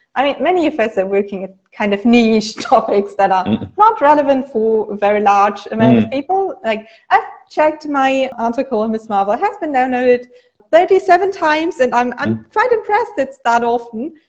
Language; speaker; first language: English; non-native, fluent; German